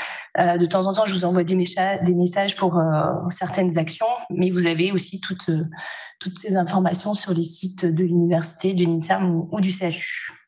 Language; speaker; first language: French; native; French